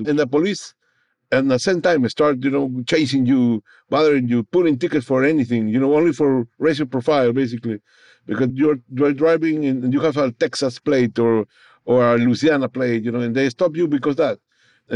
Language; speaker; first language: English; non-native, learner; Spanish